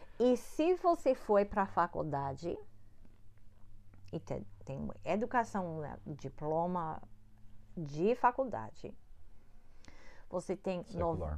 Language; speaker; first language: Portuguese; non-native, learner; English